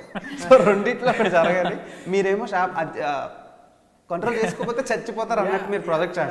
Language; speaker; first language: Telugu; native; Telugu